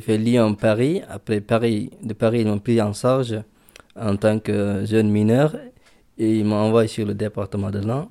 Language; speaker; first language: French; non-native, local second language; Fula